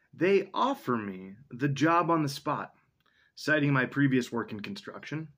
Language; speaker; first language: English; native; English